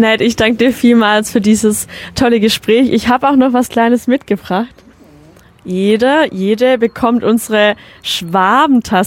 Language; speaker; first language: German; native; German